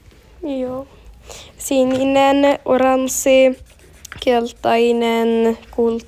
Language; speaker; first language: Finnish; early bilingual, heritage; Finnish